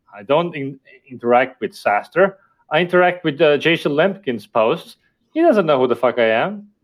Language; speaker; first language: English; non-native, fluent; Estonian